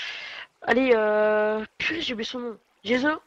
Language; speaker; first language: French; native; French